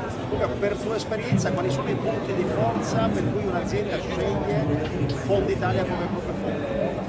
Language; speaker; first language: Italian; native; Italian